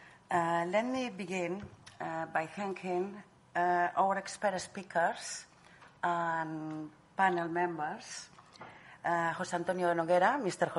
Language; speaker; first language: English; non-native, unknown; Catalan